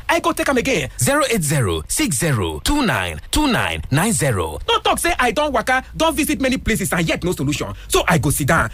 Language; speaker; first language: Nigerian Pidgin; native; Nigerian Pidgin